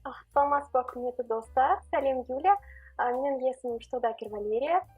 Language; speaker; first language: Kazakh; non-native, local second language; Russian